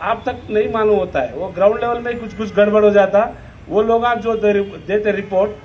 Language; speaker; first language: Hindi; non-native, local second language; Lambadi